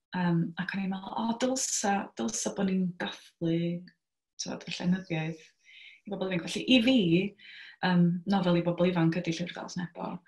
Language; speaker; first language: Welsh; native; Welsh